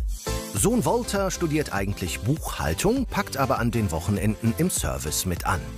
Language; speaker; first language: German; native; German